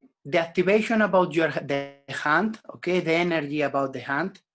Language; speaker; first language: English; non-native, learner; Spanish